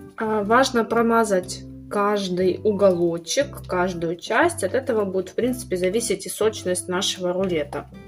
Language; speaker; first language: Russian; native; Russian